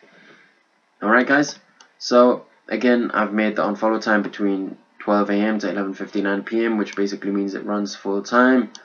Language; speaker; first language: English; native; English